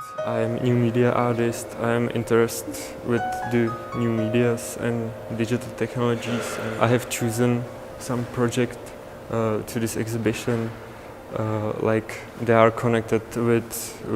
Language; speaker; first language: English; non-native, learner; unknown